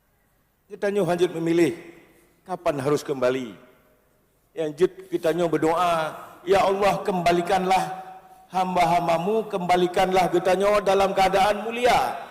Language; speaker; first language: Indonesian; non-native, local second language; Achinese